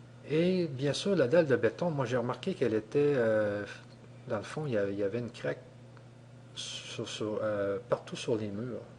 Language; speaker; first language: French; native; French